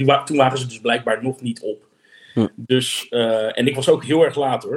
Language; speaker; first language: Dutch; native; Dutch